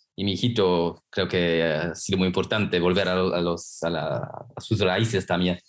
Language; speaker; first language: Spanish; non-native, fluent; Luxembourgish